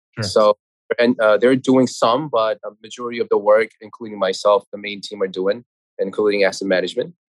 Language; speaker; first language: English; non-native, fluent; Korean